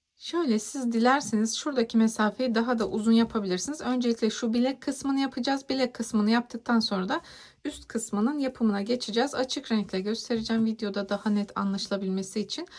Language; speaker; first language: Turkish; native; Turkish